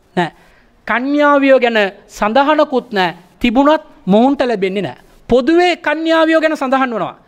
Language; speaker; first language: Sinhala; non-native, local second language; Tamil